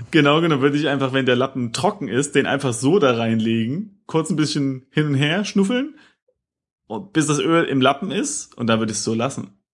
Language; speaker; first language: German; native; German